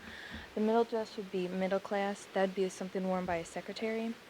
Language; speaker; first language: English; native; English